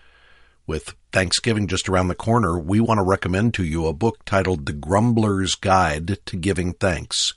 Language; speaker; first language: English; native; English